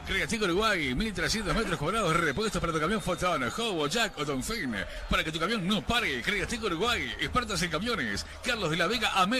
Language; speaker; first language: Spanish; native; Spanish